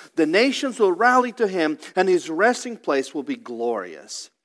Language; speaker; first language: English; non-native, fluent; Portuguese